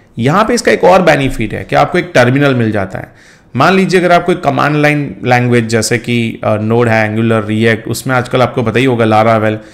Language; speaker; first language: Hindi; non-native, local second language; Gujarati